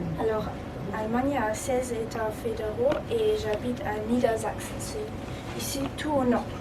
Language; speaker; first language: French; non-native, learner; German